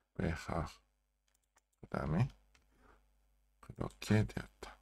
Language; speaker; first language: Hebrew; non-native, learner; Korean